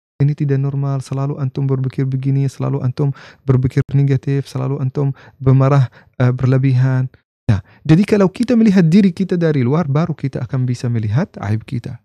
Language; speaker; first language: Indonesian; non-native, fluent; Arabic